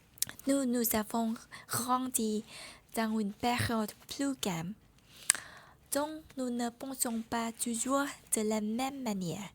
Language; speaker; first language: French; non-native, learner; Vietnamese